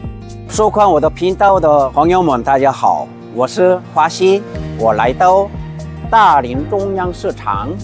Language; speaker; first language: Chinese; non-native, fluent; Korean